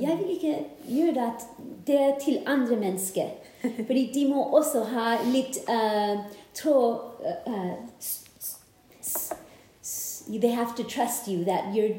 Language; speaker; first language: Norwegian; non-native, fluent; English